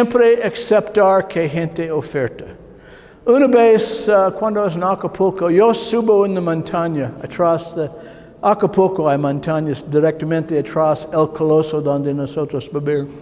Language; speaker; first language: Spanish; non-native, learner; English